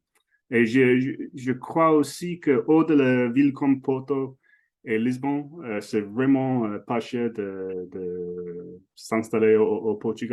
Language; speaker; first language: French; non-native, fluent; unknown